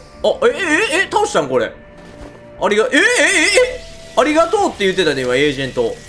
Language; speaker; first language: Japanese; native; Japanese